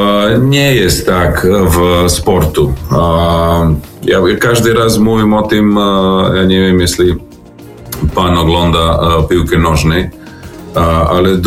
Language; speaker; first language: Polish; non-native, learner; Serbian